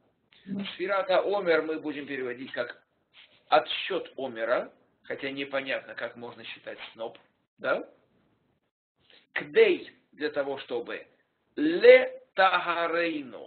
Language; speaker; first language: Russian; native; Russian